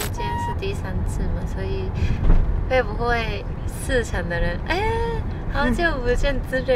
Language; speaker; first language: Chinese; non-native, fluent; Japanese